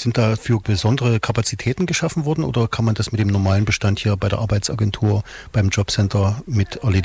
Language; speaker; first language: German; native; German